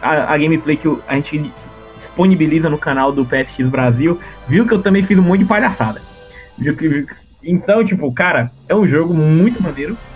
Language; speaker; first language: Portuguese; native; Portuguese